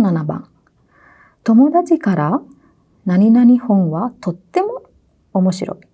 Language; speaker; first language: Japanese; non-native, fluent; Sinhala